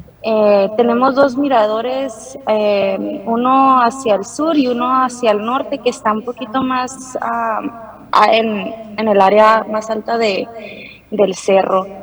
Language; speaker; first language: Spanish; early bilingual, heritage; Spanish